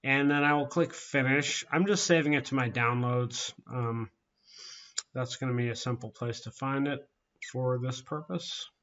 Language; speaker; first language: English; native; English